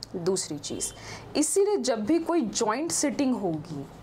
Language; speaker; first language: Hindi; native; Hindi